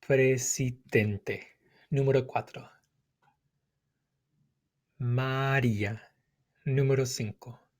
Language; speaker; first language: Spanish; non-native, fluent; English